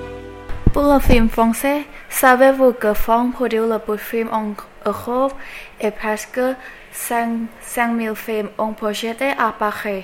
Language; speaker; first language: French; non-native, learner; Chinese